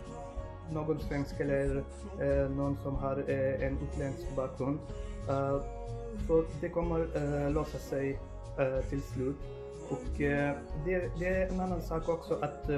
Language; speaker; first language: Swedish; non-native, fluent; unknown